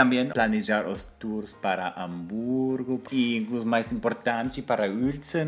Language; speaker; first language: Portuguese; non-native, fluent; German